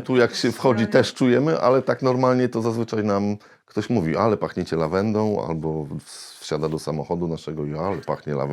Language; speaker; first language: Polish; native; Polish